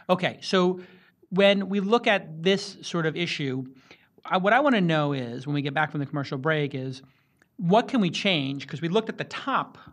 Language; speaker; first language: English; native; English